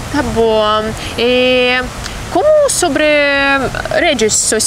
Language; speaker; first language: Portuguese; non-native, learner; Russian